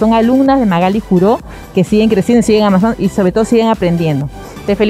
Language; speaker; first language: Spanish; native; Spanish